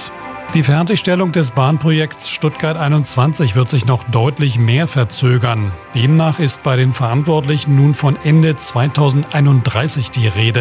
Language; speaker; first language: German; native; German